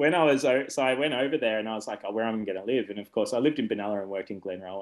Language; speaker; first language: English; native; English